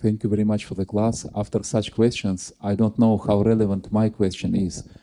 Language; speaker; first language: English; non-native, fluent; Russian